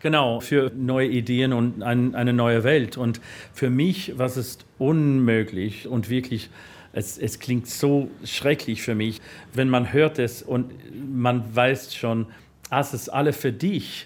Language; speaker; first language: German; non-native, fluent; English